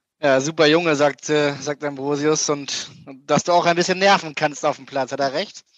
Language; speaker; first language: German; native; German